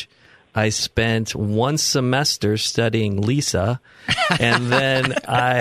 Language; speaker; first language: English; native; English